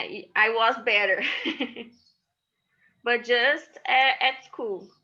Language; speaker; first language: English; non-native, learner; Portuguese